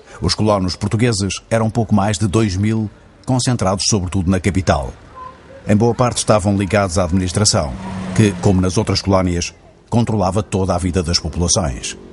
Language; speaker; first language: Portuguese; native; Portuguese